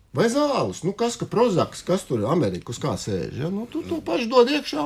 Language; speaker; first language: Latvian; native; Latvian